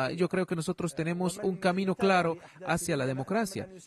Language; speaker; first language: Spanish; non-native, fluent; Arabic